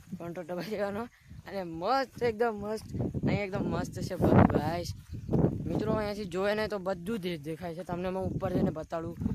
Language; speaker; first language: Gujarati; non-native, local second language; Rathawi